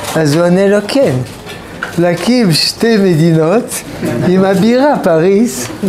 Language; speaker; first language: Hebrew; non-native, fluent; French